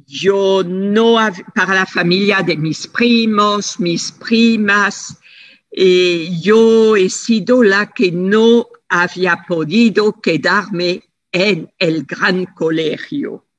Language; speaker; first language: Spanish; non-native, fluent; French